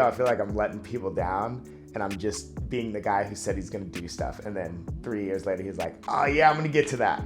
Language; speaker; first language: English; native; English